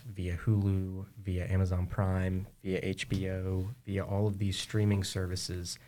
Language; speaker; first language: English; native; English